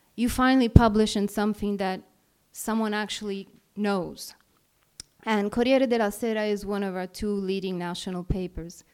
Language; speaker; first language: English; non-native, fluent; Italian